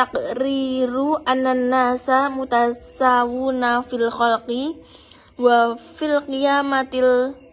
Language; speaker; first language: Arabic; non-native, learner; Indonesian